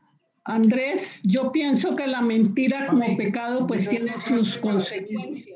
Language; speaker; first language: Spanish; native; Spanish